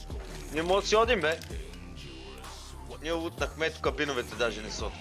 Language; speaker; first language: Bulgarian; native; Bulgarian